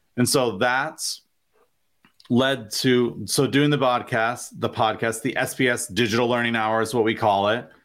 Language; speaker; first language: English; native; English